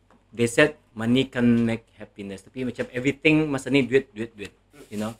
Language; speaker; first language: English; non-native, local second language; Malay